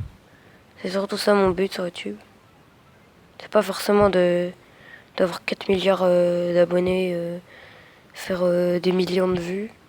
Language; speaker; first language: French; native; French